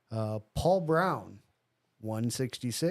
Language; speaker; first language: English; native; English